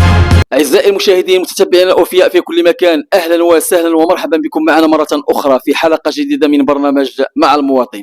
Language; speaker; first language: Arabic; native; Arabic